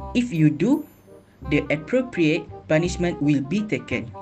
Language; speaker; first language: English; non-native, local second language; Malay